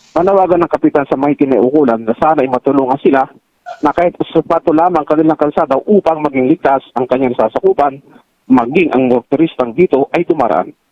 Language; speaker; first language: Filipino; native; Filipino